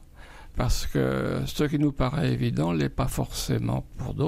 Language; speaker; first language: French; native; French